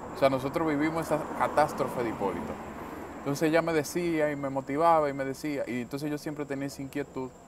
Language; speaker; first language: Spanish; native; Spanish